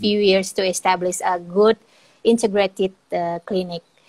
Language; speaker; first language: English; non-native, fluent; Indonesian